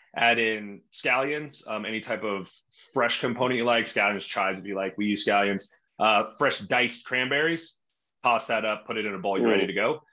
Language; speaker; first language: English; native; English